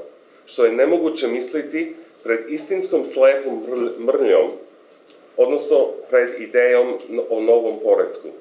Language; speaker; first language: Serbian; non-native, fluent; English